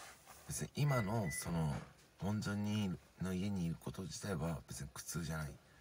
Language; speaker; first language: Japanese; native; Japanese